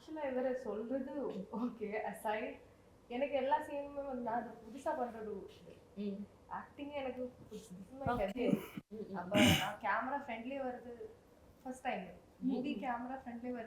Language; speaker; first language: Tamil; non-native, fluent; Malayalam